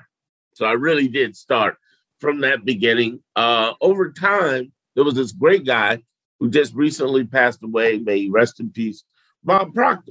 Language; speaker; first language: English; native; English